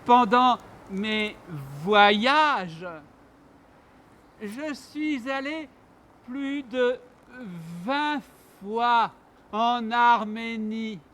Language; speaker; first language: French; non-native, learner; Armenian